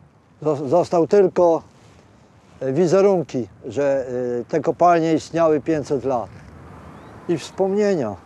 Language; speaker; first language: Polish; native; Polish